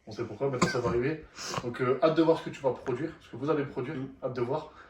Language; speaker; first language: French; native; French